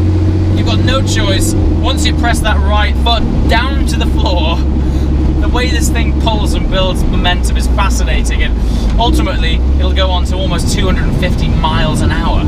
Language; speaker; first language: English; native; English